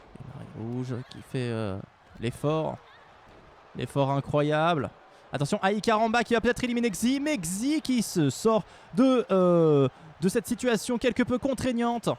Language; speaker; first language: French; native; French